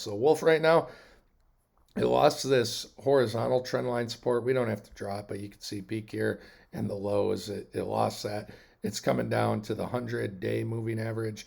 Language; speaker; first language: English; native; English